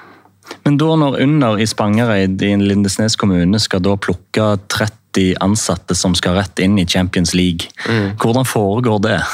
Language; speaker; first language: Norwegian; native; Norwegian